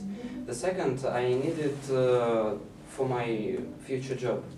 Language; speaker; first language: English; non-native, learner; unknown